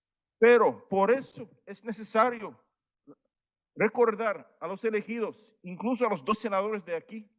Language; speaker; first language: Spanish; non-native, fluent; Haitian Creole